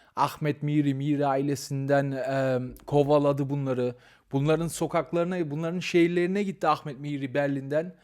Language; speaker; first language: Turkish; early bilingual, heritage; Turkish